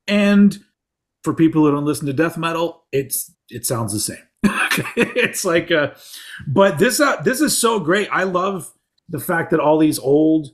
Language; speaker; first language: English; native; English